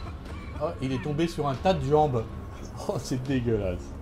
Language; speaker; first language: French; native; French